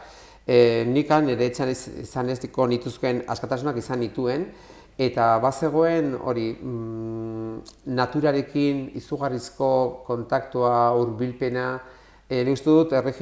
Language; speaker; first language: Basque; non-native, local second language; Spanish